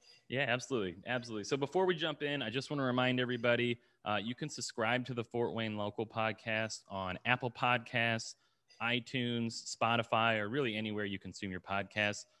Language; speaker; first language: English; native; English